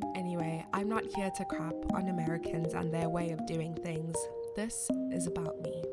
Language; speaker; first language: English; non-native, local second language; Shona